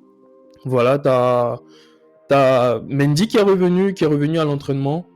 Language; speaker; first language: French; native; French